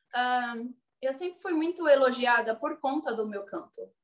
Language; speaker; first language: Portuguese; native; Portuguese